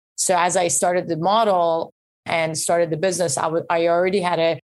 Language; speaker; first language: English; early bilingual, other home language; Persian